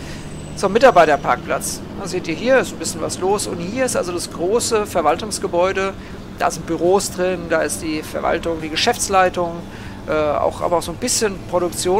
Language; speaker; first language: German; native; German